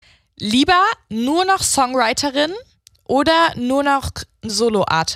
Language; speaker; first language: German; native; German